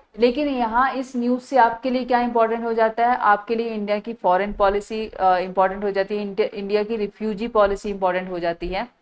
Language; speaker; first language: Hindi; native; Hindi